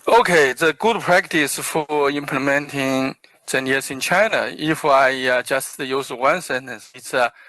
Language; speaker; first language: English; non-native, fluent; Chinese